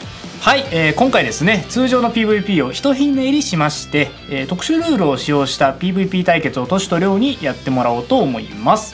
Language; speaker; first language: Japanese; native; Japanese